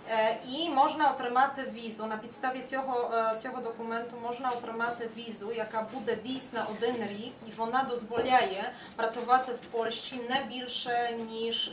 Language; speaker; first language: Ukrainian; non-native, fluent; Polish